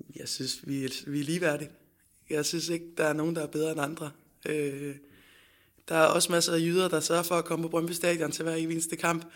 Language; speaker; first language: Danish; native; Danish